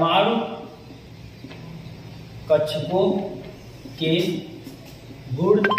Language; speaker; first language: Hindi; native; Hindi